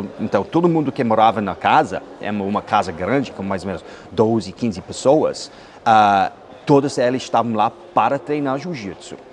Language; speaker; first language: Portuguese; non-native, fluent; English